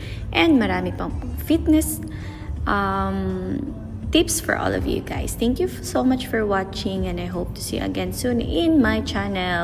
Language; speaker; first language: English; non-native, local second language; Filipino